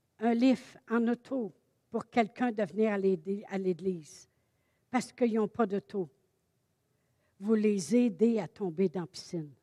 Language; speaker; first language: French; native; French